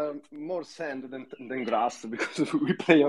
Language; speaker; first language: English; non-native, fluent; Italian